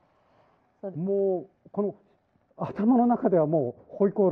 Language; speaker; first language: Japanese; native; Japanese